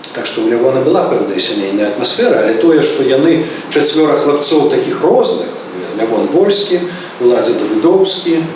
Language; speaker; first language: Belarusian; native; Belarusian